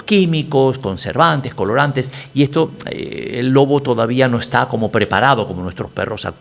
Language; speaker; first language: Spanish; native; Spanish